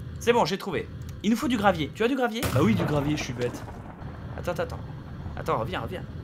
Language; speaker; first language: French; native; French